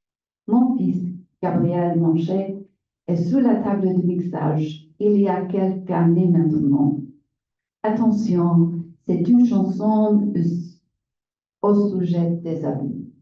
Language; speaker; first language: French; non-native, learner; English